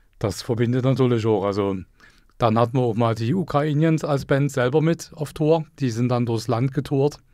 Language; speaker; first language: German; native; German